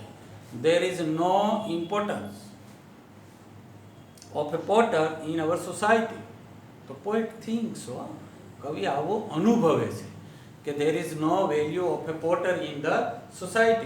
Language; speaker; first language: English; non-native, local second language; Gujarati